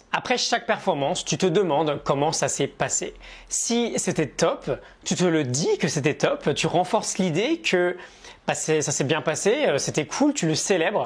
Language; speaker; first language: French; native; French